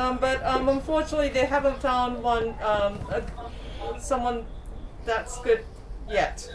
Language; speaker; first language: English; non-native, fluent; Japanese